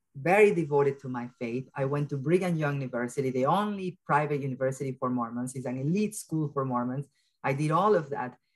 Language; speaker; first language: English; early bilingual, other home language; Spanish